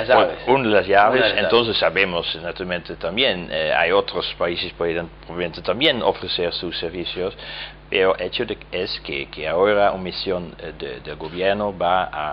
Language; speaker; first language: Spanish; non-native, fluent; Dutch